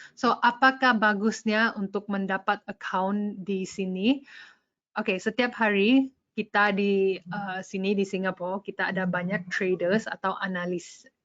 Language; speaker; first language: Malay; non-native, local second language; English